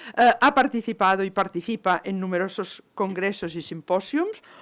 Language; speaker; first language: Spanish; non-native, local second language; Catalan